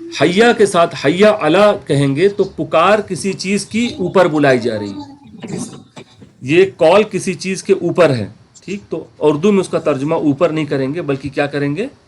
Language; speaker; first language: Urdu; native; Urdu